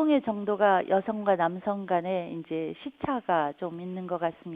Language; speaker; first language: Korean; native; Korean